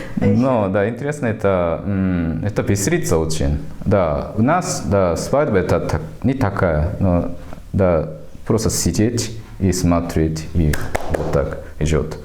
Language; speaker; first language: Russian; non-native, learner; Japanese